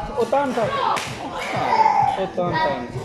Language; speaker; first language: Italian; non-native, learner; Urdu